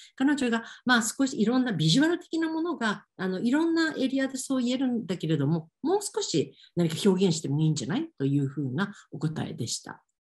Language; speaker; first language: Japanese; native; Japanese